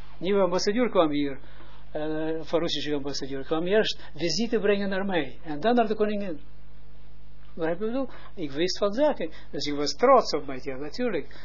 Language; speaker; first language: Dutch; non-native, fluent; Hebrew